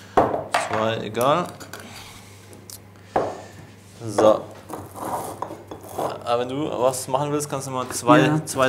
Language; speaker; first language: German; native; German